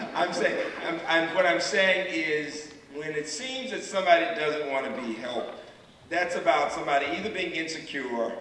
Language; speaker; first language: English; native; English